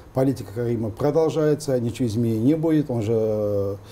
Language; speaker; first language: Russian; non-native, local second language; Uzbek